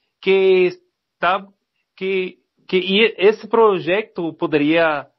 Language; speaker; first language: Portuguese; non-native, learner; Spanish